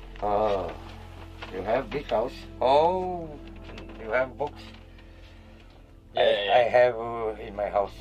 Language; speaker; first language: English; non-native, learner; Romanian